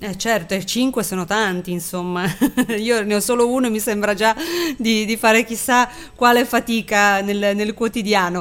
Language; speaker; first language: Italian; native; Italian